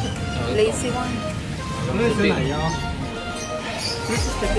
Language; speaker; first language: English; non-native, local second language; Filipino